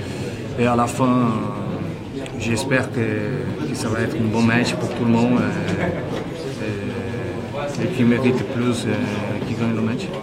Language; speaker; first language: French; non-native, fluent; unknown